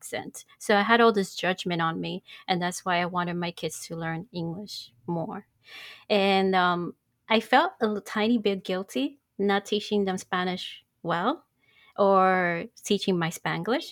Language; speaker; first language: English; early bilingual, other home language; Spanish